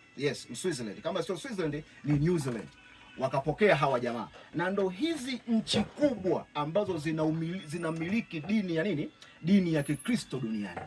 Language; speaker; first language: Swahili; native; Swahili